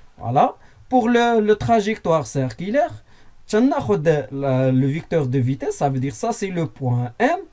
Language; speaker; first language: French; non-native, local second language; Arabic